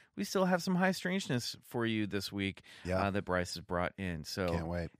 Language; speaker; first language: English; native; English